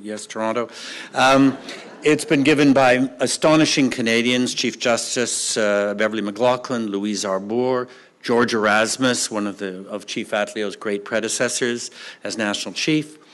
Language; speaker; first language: English; native; English